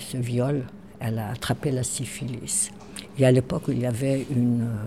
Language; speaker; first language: French; non-native, fluent; Portuguese